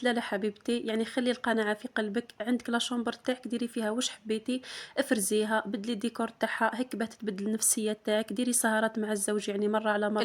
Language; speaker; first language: Arabic; native; Arabic